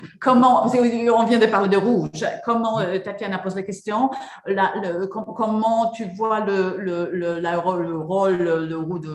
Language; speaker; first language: French; non-native, fluent; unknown